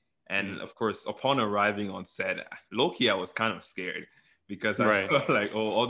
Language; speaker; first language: English; non-native, local second language; Yoruba